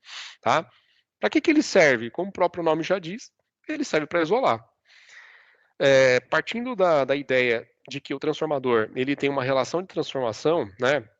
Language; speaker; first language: Portuguese; native; Portuguese